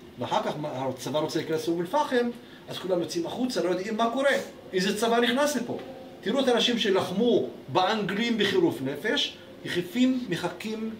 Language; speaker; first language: Hebrew; non-native, local second language; Arabic